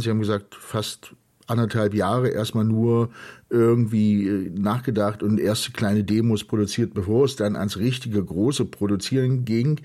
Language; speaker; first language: German; native; German